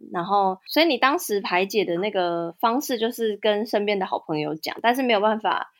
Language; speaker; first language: Chinese; native; Chinese